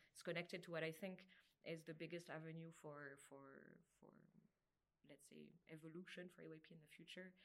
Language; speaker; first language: English; non-native, fluent; French